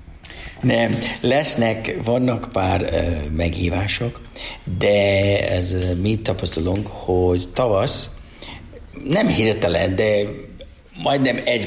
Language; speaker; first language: Hungarian; non-native, learner; English